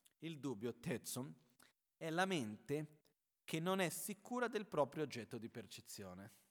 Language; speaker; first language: Italian; non-native, fluent; Portuguese